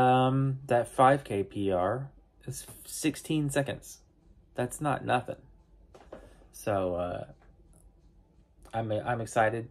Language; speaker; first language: English; native; English